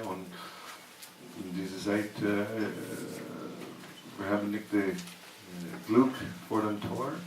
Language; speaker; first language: German; non-native, learner; English